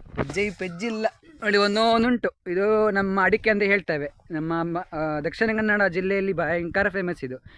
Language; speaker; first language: Kannada; non-native, local second language; Konkani